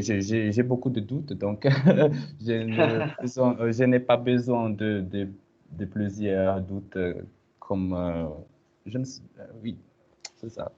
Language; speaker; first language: French; non-native, learner; Portuguese